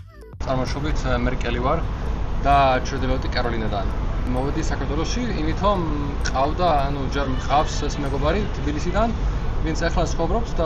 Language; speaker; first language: Georgian; non-native, learner; English